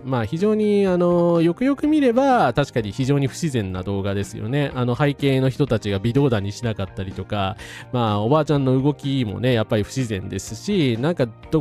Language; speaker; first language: Japanese; native; Japanese